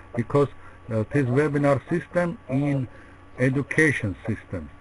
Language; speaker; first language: English; non-native, learner; Russian